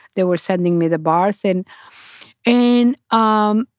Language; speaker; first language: English; non-native, fluent; Spanish